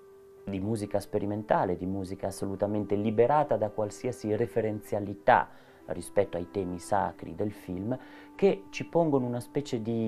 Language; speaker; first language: Italian; native; Italian